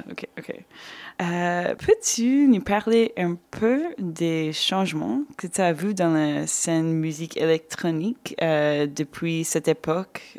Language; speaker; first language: French; non-native, fluent; English